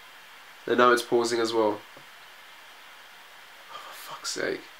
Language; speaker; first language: English; native; English